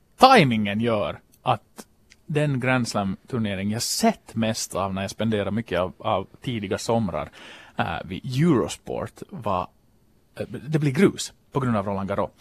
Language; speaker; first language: Swedish; native; Swedish